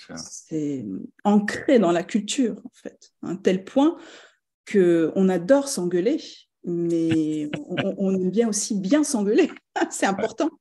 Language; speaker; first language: French; non-native, local second language; Arabic